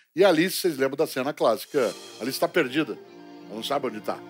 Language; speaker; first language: Portuguese; native; Portuguese